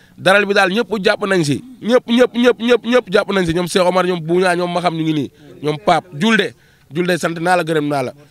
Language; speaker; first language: Wolof; non-native, local second language; Fula